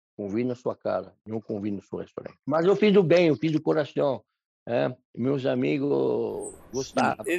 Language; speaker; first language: Portuguese; non-native, fluent; French